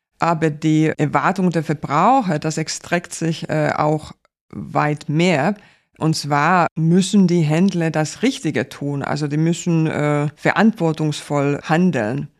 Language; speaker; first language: German; non-native, fluent; Finnish